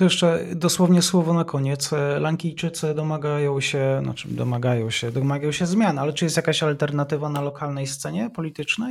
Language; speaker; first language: Polish; native; Polish